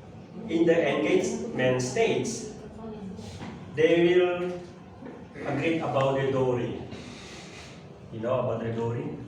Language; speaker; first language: English; non-native, learner; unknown